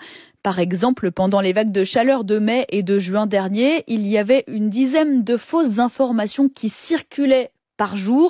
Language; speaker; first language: French; native; French